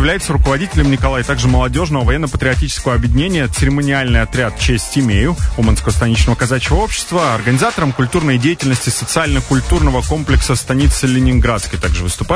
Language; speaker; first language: Russian; native; Russian